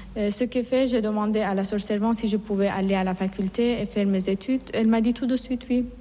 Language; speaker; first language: French; non-native, fluent; Persian